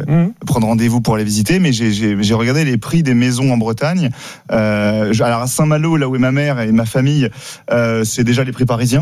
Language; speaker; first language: French; native; French